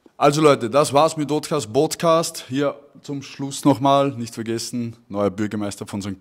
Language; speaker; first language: German; native; German